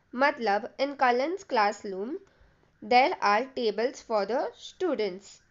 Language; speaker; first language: English; non-native, local second language; Hindi